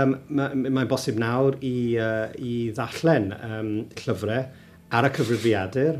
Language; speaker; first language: Welsh; non-native, local second language; English